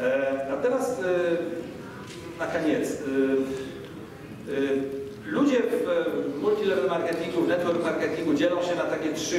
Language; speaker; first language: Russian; non-native, learner; Polish